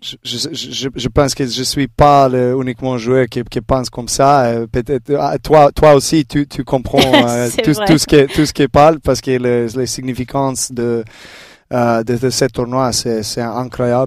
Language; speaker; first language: French; non-native, learner; Serbian